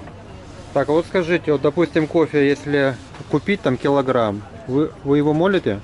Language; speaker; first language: Russian; native; Russian